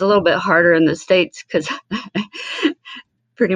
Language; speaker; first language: English; early bilingual, other home language; Spanish